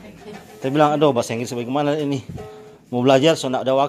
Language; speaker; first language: Indonesian; native; Indonesian